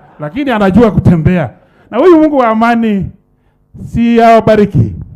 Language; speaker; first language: Swahili; non-native, local second language; Luyia